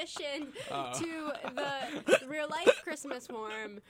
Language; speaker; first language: English; native; English